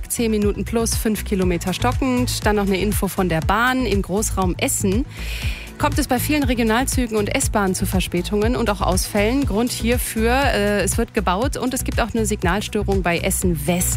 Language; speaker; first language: German; native; German